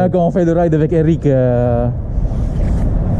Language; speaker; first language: French; non-native, learner; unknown